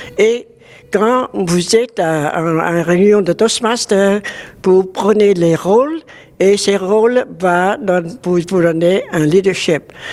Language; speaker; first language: French; non-native, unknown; Vietnamese